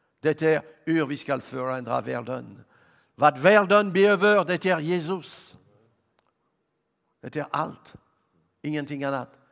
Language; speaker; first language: Swedish; non-native, learner; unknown